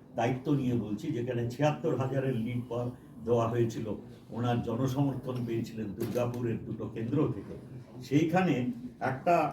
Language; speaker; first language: Bangla; native; Bangla